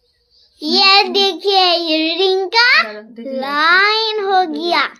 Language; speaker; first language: Hindi; non-native, local second language; Bangla